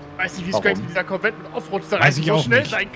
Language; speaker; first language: German; native; German